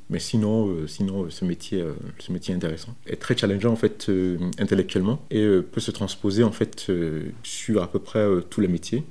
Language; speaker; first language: French; non-native, local second language; Fon